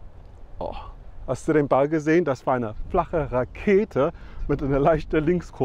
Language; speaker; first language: German; non-native, fluent; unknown